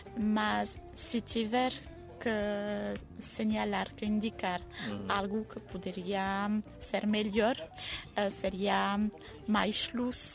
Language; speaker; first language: Portuguese; non-native, fluent; French